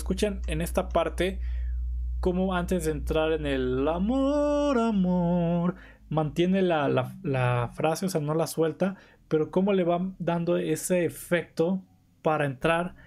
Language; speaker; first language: Spanish; native; Spanish